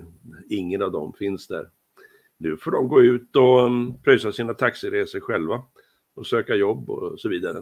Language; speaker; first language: Swedish; native; Swedish